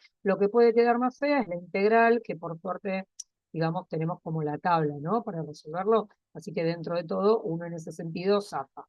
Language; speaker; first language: Spanish; native; Spanish